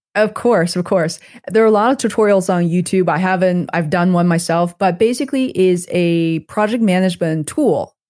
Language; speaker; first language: English; non-native, fluent; Chinese